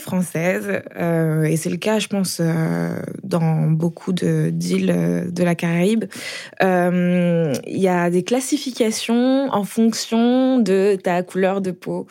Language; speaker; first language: French; native; French